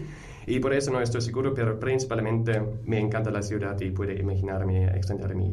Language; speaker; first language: Spanish; non-native, fluent; German